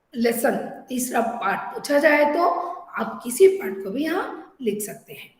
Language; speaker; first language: Hindi; non-native, local second language; Telugu